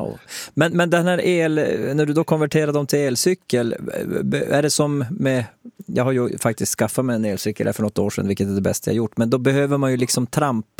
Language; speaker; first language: Swedish; native; Swedish